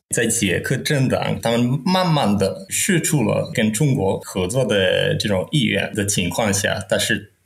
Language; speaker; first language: Chinese; non-native, fluent; Czech